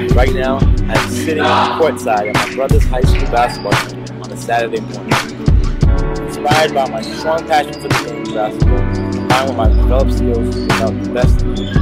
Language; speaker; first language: English; native; English